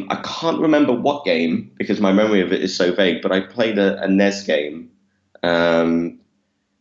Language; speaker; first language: English; native; English